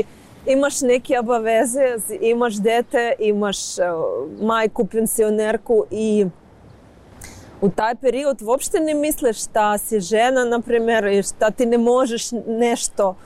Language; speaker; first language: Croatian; non-native, learner; Ukrainian